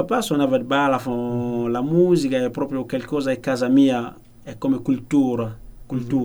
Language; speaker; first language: Italian; non-native, learner; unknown